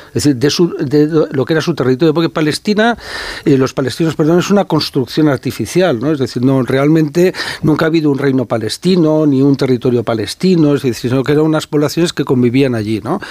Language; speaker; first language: Spanish; native; Spanish